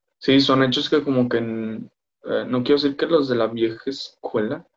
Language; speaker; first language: Spanish; native; Spanish